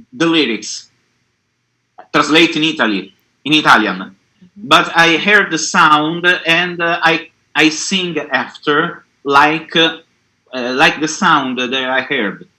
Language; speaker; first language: English; non-native, learner; Italian